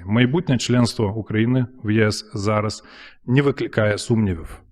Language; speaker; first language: Ukrainian; non-native, fluent; Lithuanian